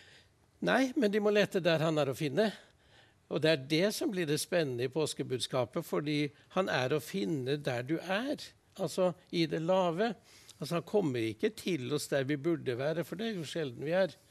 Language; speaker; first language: Norwegian; native; Norwegian